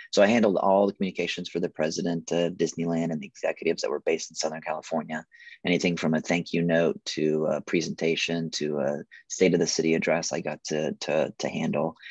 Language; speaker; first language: English; native; English